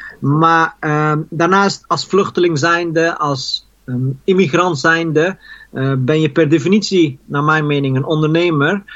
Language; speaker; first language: Dutch; early bilingual, other home language; Persian